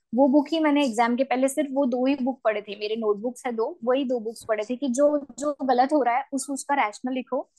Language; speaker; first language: Hindi; non-native, local second language; Marathi